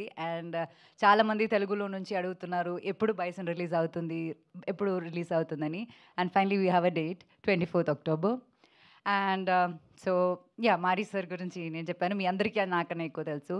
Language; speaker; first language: Telugu; non-native, local second language; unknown